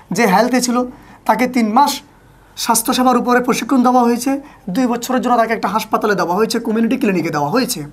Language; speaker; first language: Bangla; native; Bangla